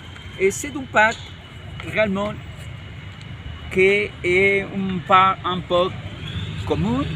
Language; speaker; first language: French; non-native, learner; Spanish